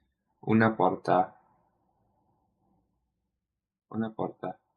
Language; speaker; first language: Italian; non-native, learner; English